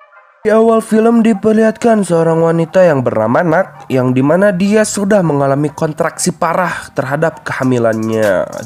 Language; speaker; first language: Indonesian; native; Indonesian